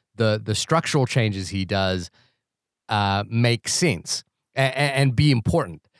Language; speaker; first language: English; native; English